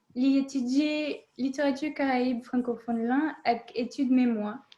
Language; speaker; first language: French; non-native, learner; English